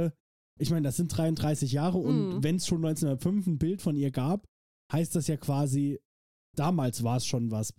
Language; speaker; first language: German; native; German